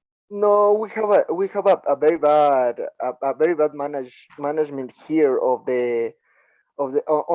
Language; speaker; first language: English; non-native, learner; Spanish